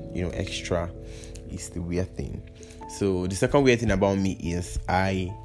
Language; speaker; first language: English; non-native, local second language; Yoruba